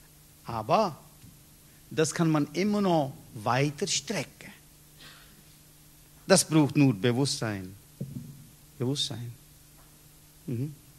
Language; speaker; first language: German; non-native, learner; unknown